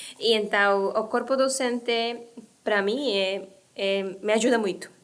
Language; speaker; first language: Portuguese; non-native, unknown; Spanish